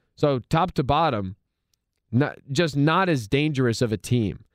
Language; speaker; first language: English; native; English